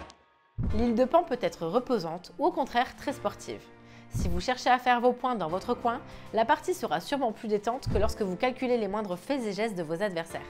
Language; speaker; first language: French; native; French